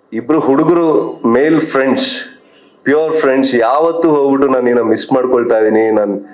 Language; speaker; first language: Kannada; native; Kannada